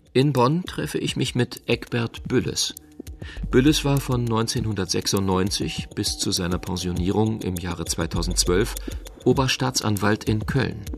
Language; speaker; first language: German; native; German